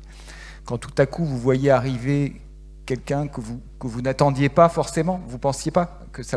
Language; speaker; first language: French; native; French